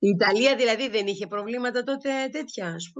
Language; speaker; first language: Greek; native; Greek